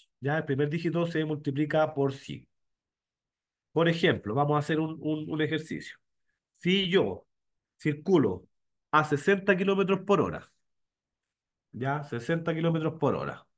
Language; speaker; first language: Spanish; native; Spanish